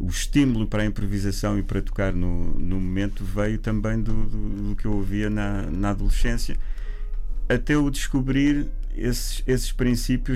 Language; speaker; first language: Portuguese; native; Portuguese